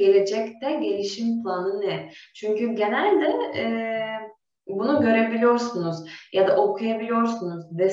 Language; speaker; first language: Turkish; non-native, fluent; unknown